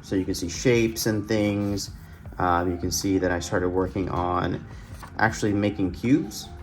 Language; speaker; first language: English; native; English